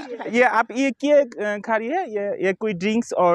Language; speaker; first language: Hindi; non-native, learner; Bangla